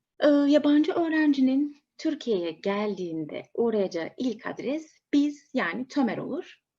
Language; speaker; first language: Turkish; native; Turkish